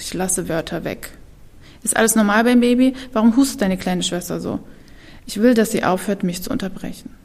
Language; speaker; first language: German; early bilingual, other home language; Kurdish